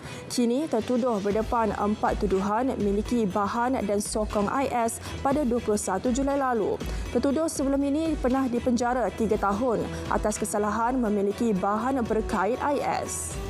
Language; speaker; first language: Malay; native; Malay